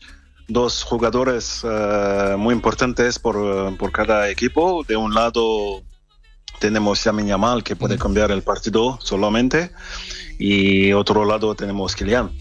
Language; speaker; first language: Spanish; non-native, fluent; French